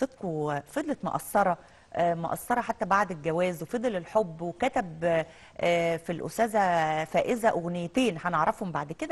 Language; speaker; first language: Arabic; native; Arabic